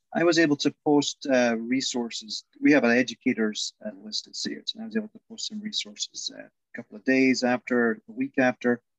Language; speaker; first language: English; native; English